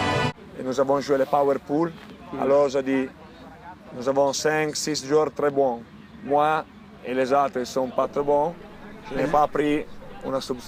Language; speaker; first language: French; non-native, learner; Italian